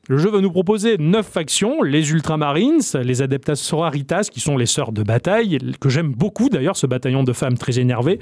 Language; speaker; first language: French; native; French